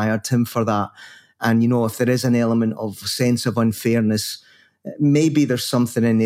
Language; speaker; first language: English; native; English